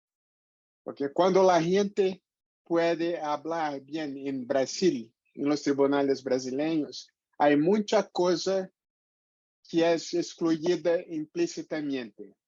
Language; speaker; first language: Spanish; non-native, fluent; Portuguese